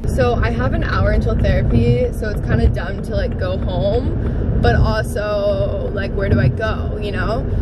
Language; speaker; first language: English; native; English